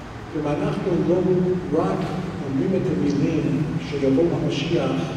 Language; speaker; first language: Hebrew; non-native, fluent; English